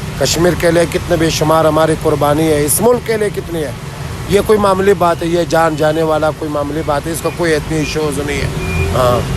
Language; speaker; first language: Urdu; non-native, local second language; Pashto